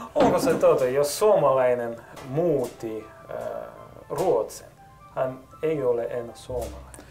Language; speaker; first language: Finnish; non-native, learner; Russian